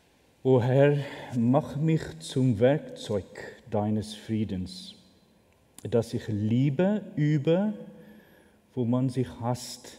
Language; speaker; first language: German; non-native, fluent; Afrikaans